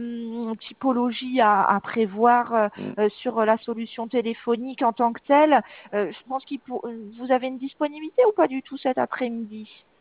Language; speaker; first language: French; native; French